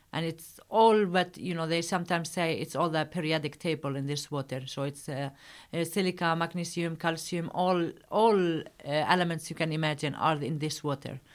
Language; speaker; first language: English; non-native, fluent; Arabic